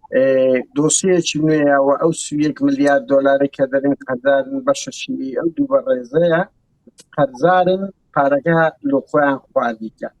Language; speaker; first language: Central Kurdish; non-native, local second language; Kurdish